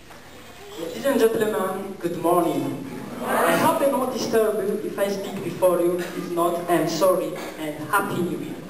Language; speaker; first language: English; non-native, learner; Malagasy